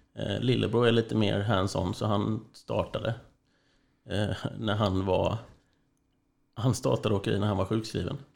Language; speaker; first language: Swedish; native; Swedish